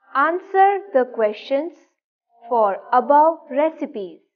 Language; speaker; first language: English; non-native, local second language; Gujarati